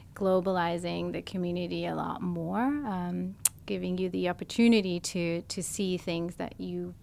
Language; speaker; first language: English; non-native, fluent; German